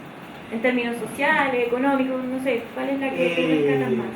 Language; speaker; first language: Spanish; native; Spanish